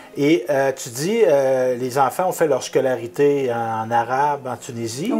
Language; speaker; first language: French; native; French